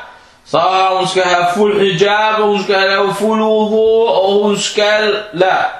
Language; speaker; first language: Danish; non-native, fluent; Arabic